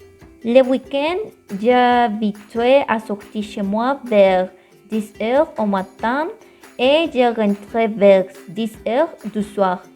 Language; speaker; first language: French; non-native, learner; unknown